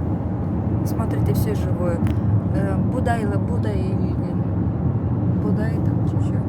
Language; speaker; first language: Russian; non-native, local second language; Kyrgyz